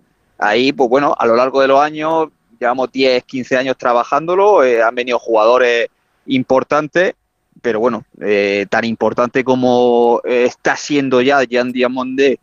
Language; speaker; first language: Spanish; native; Spanish